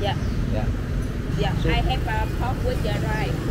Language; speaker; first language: English; non-native, learner; Vietnamese